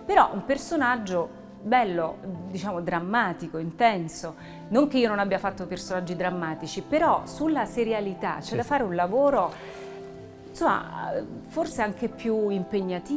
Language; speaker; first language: Italian; native; Italian